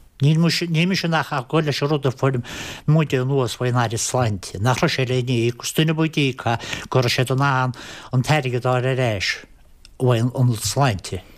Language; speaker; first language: Irish; native; Irish